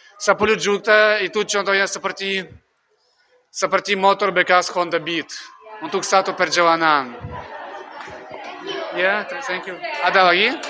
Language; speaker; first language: Indonesian; non-native, learner; Russian